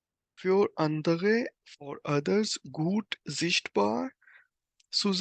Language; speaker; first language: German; non-native, fluent; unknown